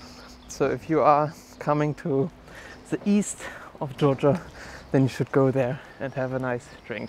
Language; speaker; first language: English; non-native, fluent; German